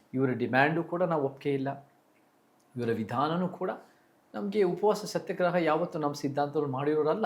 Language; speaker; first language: Kannada; early bilingual, heritage; Kannada